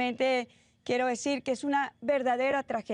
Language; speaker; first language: Spanish; native; Spanish